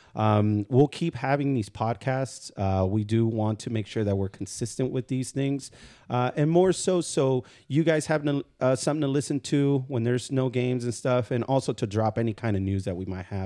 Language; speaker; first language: English; early bilingual, other home language; Spanish